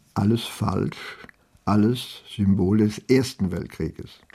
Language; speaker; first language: German; native; German